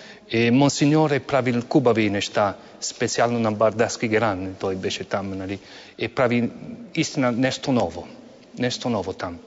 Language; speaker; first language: Bulgarian; non-native, learner; Italian